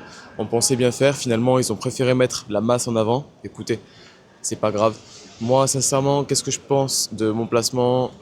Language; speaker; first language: French; native; French